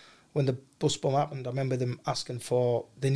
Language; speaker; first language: English; native; English